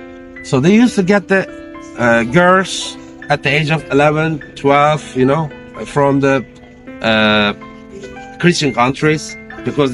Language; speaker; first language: English; non-native, fluent; Turkish